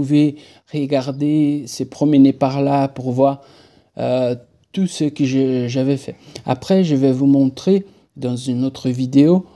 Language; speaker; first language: French; non-native, fluent; Portuguese